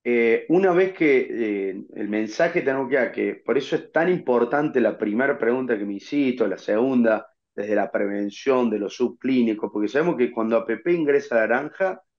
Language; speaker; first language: Spanish; native; Spanish